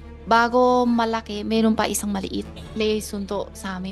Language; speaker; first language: Filipino; early bilingual, other home language; Chinese